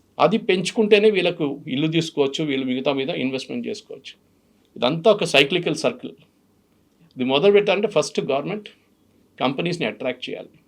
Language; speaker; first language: Telugu; non-native, fluent; Malayalam